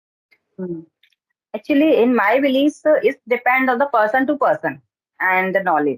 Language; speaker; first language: English; non-native, learner; Hindi